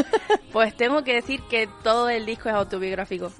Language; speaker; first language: Spanish; native; Spanish